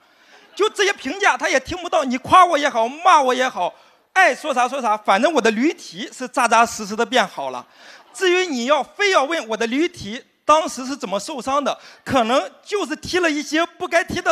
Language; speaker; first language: Chinese; native; Chinese